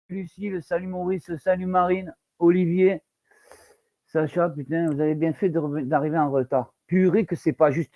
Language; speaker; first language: French; native; French